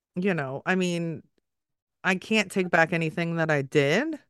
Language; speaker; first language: English; native; English